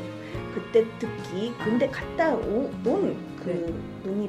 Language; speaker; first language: Korean; non-native, fluent; Japanese